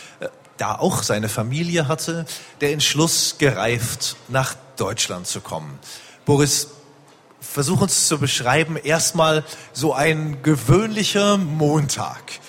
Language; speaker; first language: German; native; German